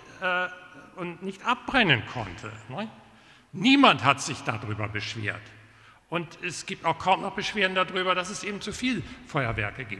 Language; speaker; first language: German; native; German